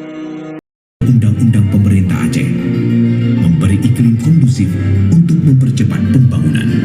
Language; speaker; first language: Indonesian; native; Indonesian